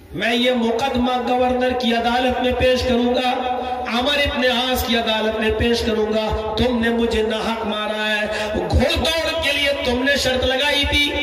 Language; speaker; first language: Hindi; native; Hindi